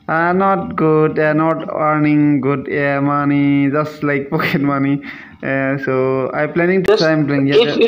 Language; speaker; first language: English; non-native, local second language; Assamese